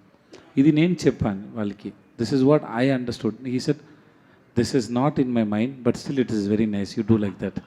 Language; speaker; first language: Telugu; non-native, learner; Tamil